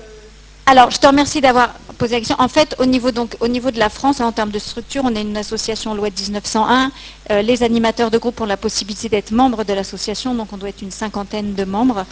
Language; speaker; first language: French; native; French